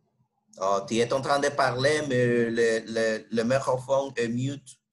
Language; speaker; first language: French; non-native, fluent; Spanish